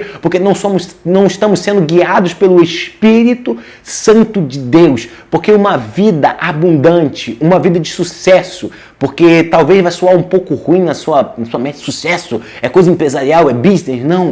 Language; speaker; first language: Portuguese; native; Portuguese